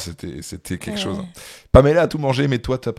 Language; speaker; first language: French; native; French